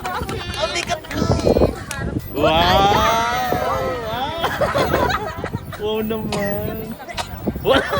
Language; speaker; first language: Filipino; non-native, local second language; Bikol